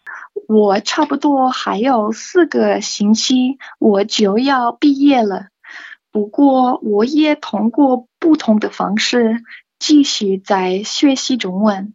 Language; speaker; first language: Chinese; non-native, learner; English